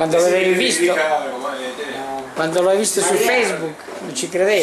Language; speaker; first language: Italian; native; Italian